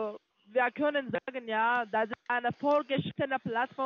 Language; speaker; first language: German; non-native, learner; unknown